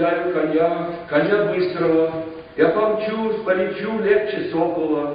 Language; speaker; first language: Russian; non-native, fluent; English